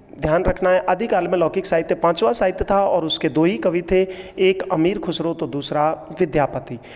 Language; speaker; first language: Hindi; native; Hindi